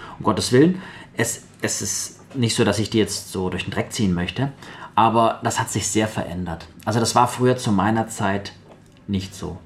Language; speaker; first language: German; early bilingual, other home language; Russian